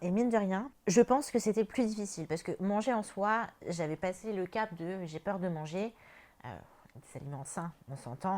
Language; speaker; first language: French; native; French